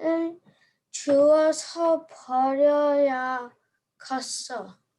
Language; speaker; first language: Korean; non-native, learner; English